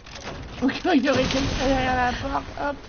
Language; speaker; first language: French; native; French